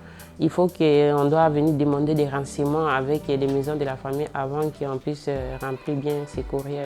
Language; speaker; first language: French; non-native, fluent; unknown